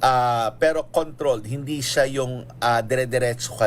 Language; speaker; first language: Filipino; native; Filipino